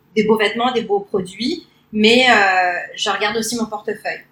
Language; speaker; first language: French; early bilingual, other home language; Cantonese